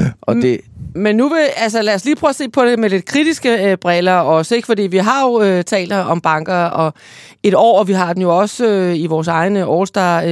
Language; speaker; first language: Danish; native; Danish